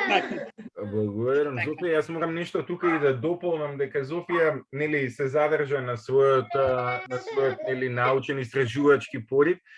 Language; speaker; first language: Macedonian; native; Macedonian